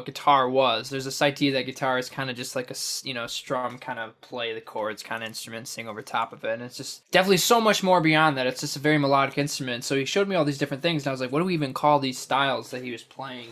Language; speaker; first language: English; native; English